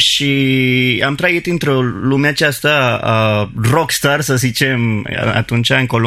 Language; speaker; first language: Romanian; non-native, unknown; Spanish